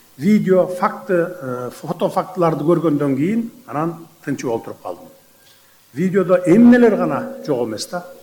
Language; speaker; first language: Kyrgyz; native; Kyrgyz